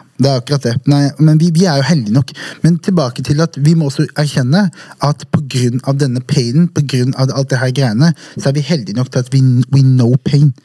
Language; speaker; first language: Norwegian; early bilingual, other home language; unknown